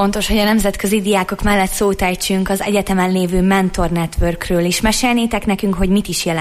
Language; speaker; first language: Hungarian; native; Hungarian